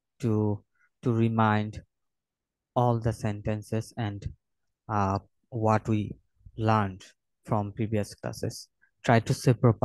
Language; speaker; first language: English; non-native, fluent; Bangla